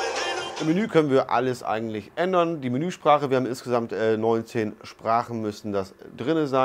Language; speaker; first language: German; native; German